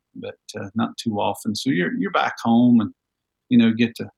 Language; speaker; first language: English; native; English